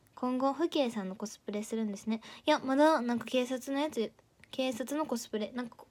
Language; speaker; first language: Japanese; native; Japanese